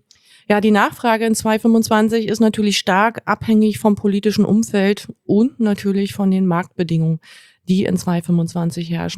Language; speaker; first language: German; native; German